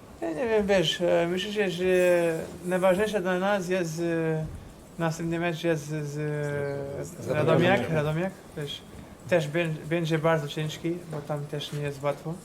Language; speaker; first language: Polish; non-native, fluent; Portuguese